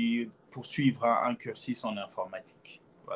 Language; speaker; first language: French; non-native, local second language; Lingala